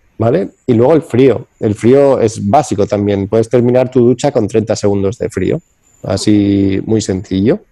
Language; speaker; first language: Spanish; early bilingual, other home language; English